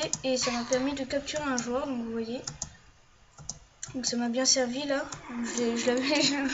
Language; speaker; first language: French; native; French